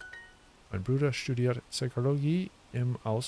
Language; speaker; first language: German; non-native, learner; English